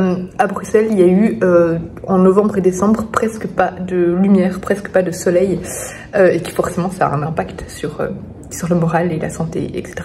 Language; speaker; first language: French; native; French